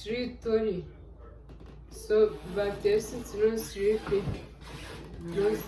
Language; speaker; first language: English; non-native, learner; Kinyarwanda